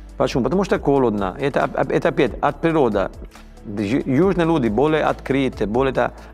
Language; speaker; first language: Russian; non-native, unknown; Italian